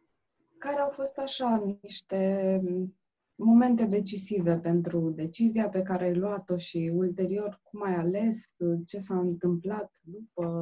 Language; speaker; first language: Romanian; native; Romanian